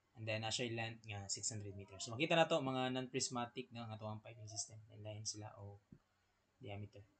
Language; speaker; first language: Cebuano; native; Cebuano